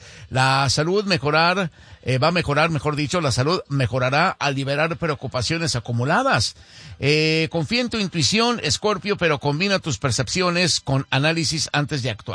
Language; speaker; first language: Spanish; native; Spanish